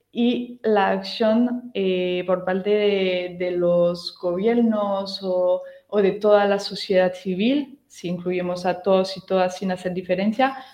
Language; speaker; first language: Spanish; non-native, fluent; French